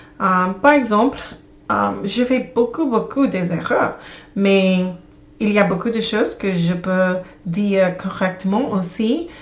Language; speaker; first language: French; non-native, learner; English